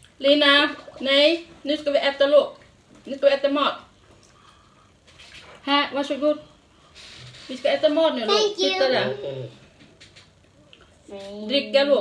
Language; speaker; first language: Swedish; non-native, learner; Thai